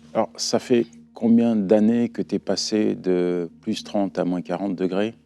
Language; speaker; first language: French; native; French